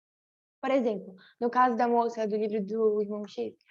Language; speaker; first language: Portuguese; native; Portuguese